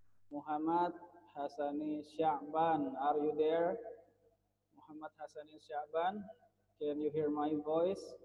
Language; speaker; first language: English; non-native, fluent; Indonesian